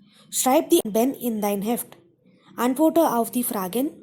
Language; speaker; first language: German; non-native, fluent; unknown